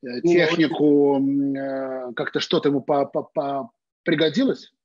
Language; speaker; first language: Russian; native; Russian